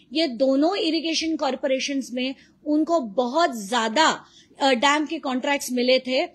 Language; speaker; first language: Hindi; non-native, local second language; Marathi